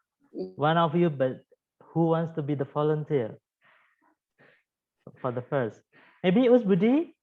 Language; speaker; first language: English; non-native, fluent; Indonesian